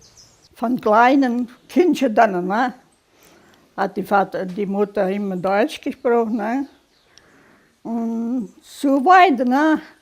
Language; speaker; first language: German; early bilingual, heritage; German